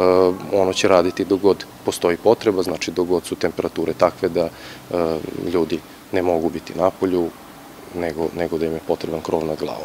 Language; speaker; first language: Serbian; native; Serbian